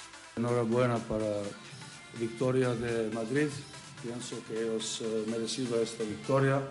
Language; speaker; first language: Spanish; non-native, learner; Serbian